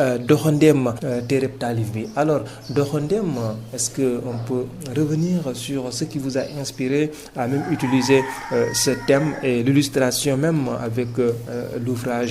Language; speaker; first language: French; non-native, local second language; Wolof